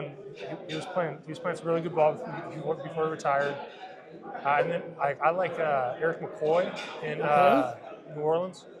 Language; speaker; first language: English; native; English